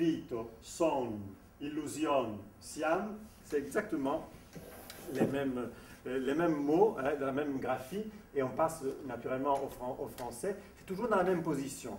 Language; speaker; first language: French; non-native, fluent; Italian